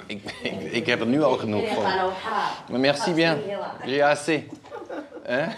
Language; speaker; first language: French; non-native, learner; Dutch